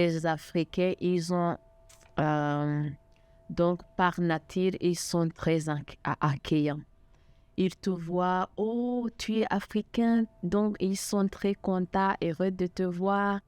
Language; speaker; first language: French; non-native, local second language; Kinyarwanda